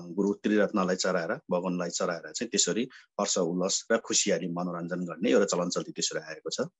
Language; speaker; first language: Nepali; non-native, local second language; Sherpa